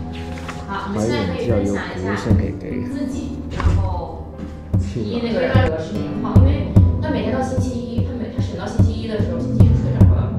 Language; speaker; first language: Chinese; native; Chinese